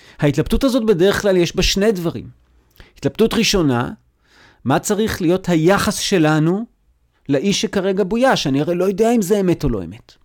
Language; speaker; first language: Hebrew; native; Hebrew